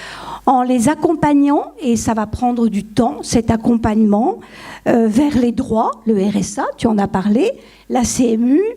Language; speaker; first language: French; native; French